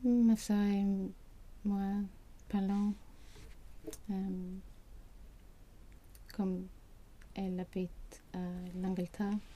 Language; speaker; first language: French; non-native, learner; Swedish